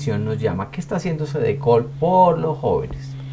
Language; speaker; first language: Spanish; native; Spanish